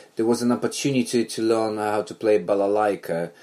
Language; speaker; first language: English; non-native, fluent; Belarusian